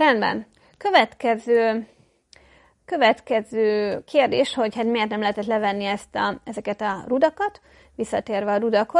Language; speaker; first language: Hungarian; native; Hungarian